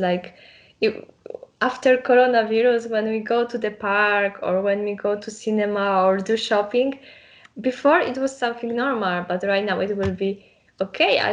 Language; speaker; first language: English; non-native, learner; Polish